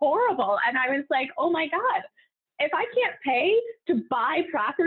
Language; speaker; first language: English; native; English